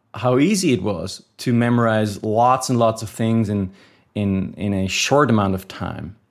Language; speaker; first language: English; non-native, fluent; German